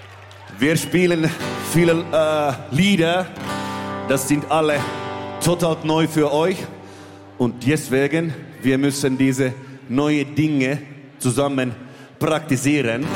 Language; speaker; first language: German; non-native, learner; Finnish